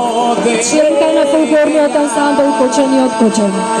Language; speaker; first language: Macedonian; native; Macedonian